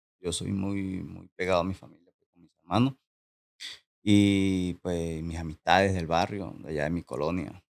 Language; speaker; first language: Spanish; native; Spanish